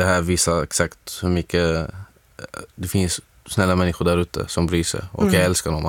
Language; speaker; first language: Swedish; non-native, fluent; Arabic